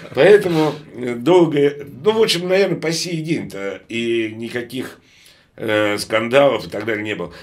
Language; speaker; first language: Russian; native; Russian